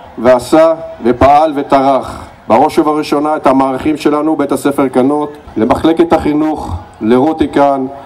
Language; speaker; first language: Hebrew; native; Hebrew